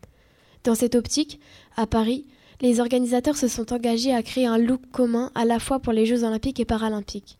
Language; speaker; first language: French; native; French